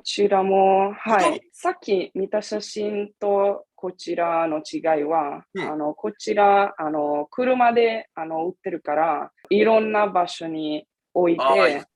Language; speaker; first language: Japanese; non-native, fluent; Italian